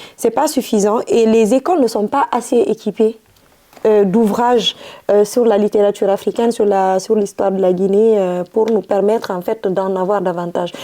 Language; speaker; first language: French; non-native, local second language; Fula